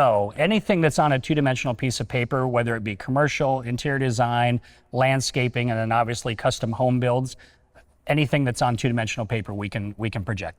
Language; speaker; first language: English; native; English